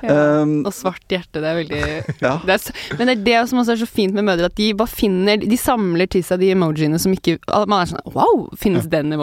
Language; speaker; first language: Norwegian; native; Norwegian